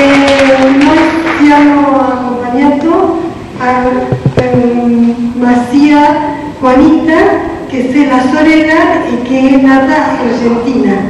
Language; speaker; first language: Italian; non-native, learner; Spanish